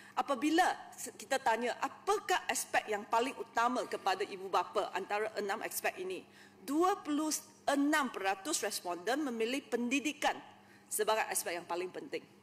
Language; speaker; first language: Malay; non-native, local second language; Chinese